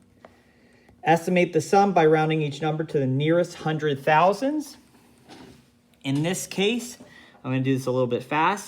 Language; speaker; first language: English; native; English